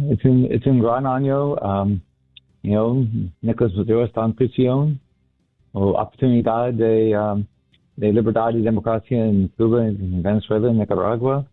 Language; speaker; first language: Spanish; non-native, learner; English